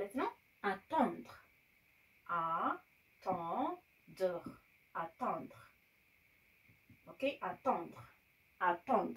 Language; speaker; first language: French; non-native, fluent; Amharic